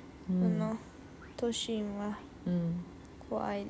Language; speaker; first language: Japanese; non-native, fluent; Korean